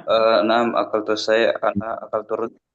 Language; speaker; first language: Arabic; non-native, learner; Indonesian